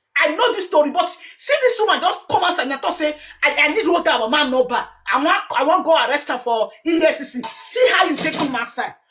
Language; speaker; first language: Nigerian Pidgin; native; Nigerian Pidgin